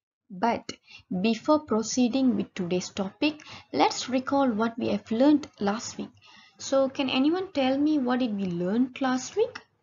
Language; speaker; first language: English; non-native, local second language; Tamil